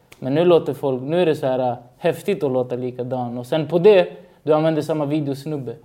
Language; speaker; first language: Swedish; early bilingual, other home language; Spanish